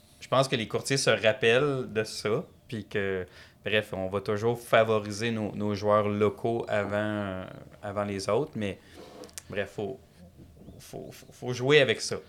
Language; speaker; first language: French; native; French